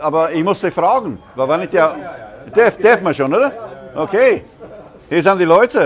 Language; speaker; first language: German; non-native, learner; English